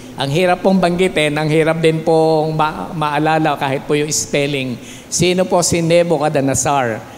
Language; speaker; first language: Filipino; native; Filipino